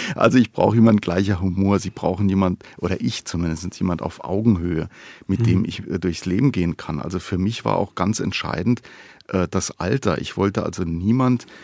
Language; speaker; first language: German; native; German